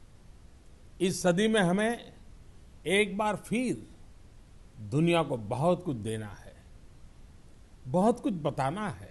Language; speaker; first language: Hindi; non-native, local second language; Gujarati